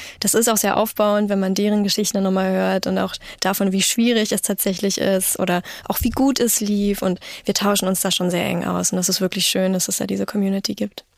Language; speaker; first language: German; native; German